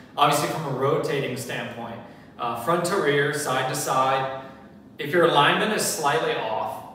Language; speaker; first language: English; native; English